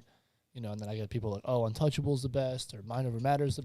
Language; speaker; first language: English; native; English